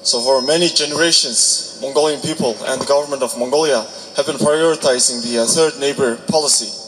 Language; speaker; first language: English; non-native, fluent; Mongolian